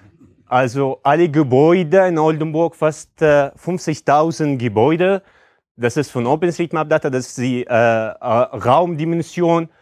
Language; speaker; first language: German; non-native, fluent; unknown